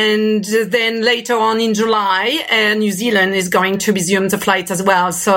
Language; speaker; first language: English; non-native, fluent; French